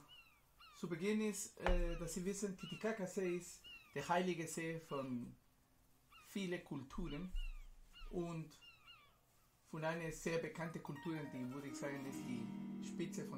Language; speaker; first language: German; non-native, fluent; Spanish